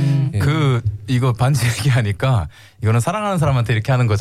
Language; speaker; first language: Korean; native; Korean